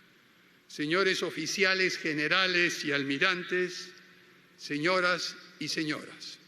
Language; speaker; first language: Spanish; native; Spanish